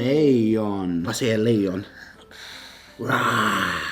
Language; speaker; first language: Swedish; non-native, fluent; English